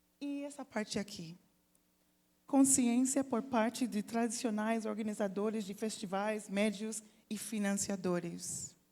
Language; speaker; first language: Portuguese; non-native, fluent; English